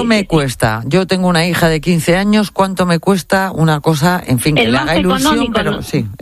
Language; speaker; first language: Spanish; native; Spanish